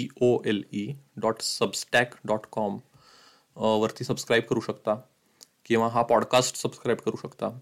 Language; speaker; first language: Marathi; early bilingual, heritage; Marathi